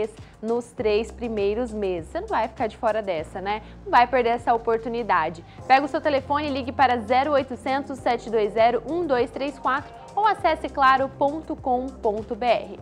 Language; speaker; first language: Portuguese; native; Portuguese